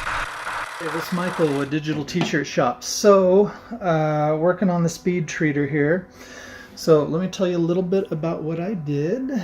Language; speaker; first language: English; native; English